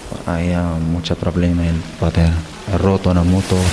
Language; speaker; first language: Spanish; non-native, learner; Arabic